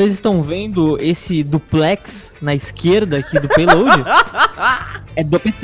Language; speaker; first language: Portuguese; native; Portuguese